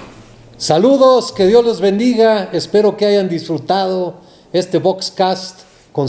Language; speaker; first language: Spanish; native; Spanish